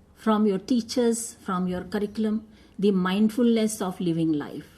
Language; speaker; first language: English; non-native, local second language; Hindi